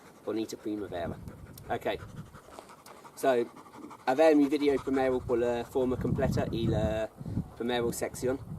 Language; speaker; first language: Spanish; non-native, learner; English